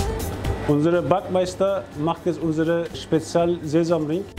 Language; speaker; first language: German; non-native, learner; Turkish